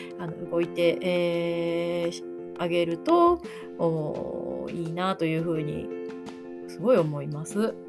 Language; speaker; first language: Japanese; native; Japanese